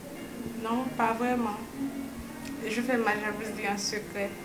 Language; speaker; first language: French; non-native, local second language; Haitian Creole